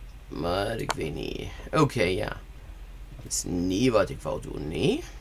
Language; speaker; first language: Dutch; non-native, learner; English